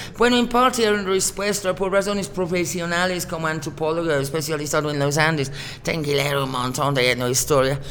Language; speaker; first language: Spanish; non-native, fluent; English